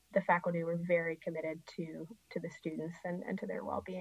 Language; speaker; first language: English; native; English